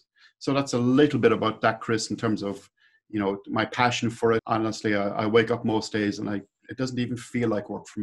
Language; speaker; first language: English; native; English